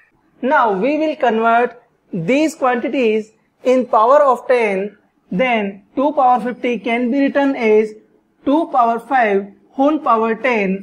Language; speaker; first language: English; non-native, local second language; Hindi